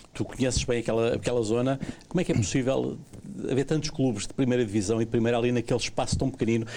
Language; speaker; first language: Portuguese; native; Portuguese